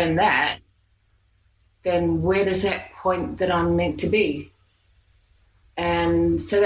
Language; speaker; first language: English; native; English